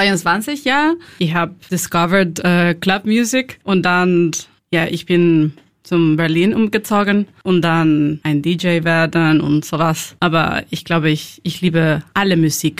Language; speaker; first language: German; non-native, learner; Spanish